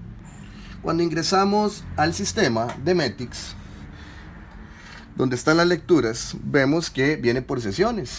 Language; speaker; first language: Spanish; native; Spanish